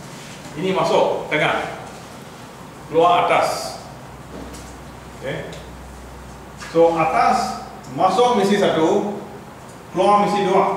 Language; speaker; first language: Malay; non-native, local second language; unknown